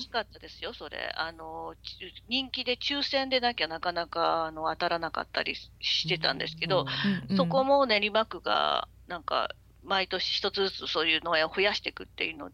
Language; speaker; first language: Japanese; native; Japanese